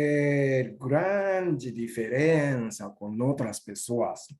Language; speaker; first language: Portuguese; non-native, learner; Japanese